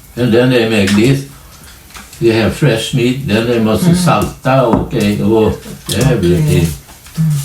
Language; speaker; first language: English; non-native, learner; Swedish